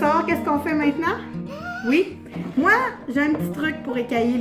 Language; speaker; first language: French; native; French